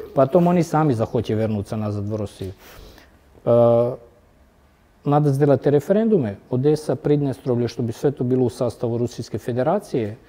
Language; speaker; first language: Russian; non-native, fluent; Serbian